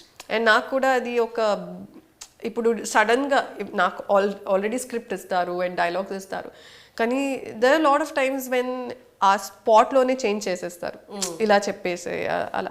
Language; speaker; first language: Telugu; non-native, fluent; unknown